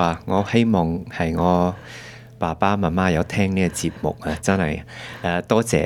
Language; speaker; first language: Chinese; early bilingual, heritage; Cantonese